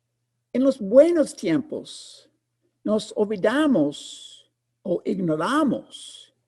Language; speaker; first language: Spanish; non-native, fluent; English